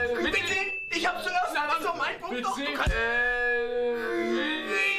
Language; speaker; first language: German; native; German